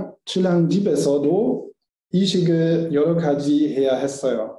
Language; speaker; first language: Korean; non-native, learner; German